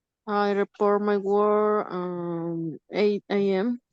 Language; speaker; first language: English; non-native, learner; Spanish